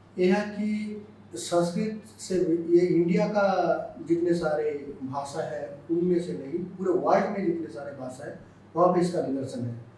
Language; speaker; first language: Hindi; non-native, local second language; Bangla